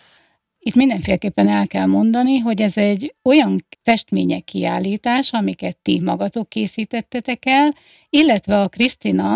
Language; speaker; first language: Hungarian; native; Hungarian